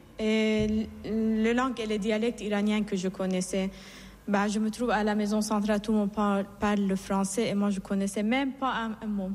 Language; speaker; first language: French; non-native, fluent; Persian